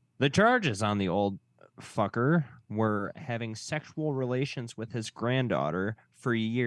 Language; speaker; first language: English; native; English